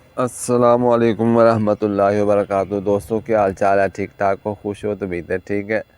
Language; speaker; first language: Urdu; non-native, local second language; Punjabi